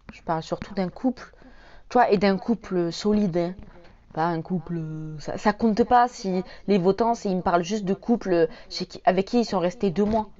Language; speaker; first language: French; native; French